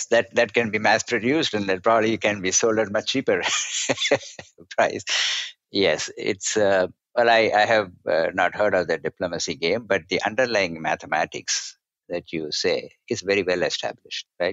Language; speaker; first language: English; non-native, local second language; Tamil